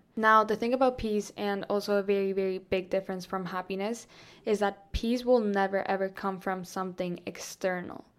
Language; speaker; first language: English; non-native, fluent; Spanish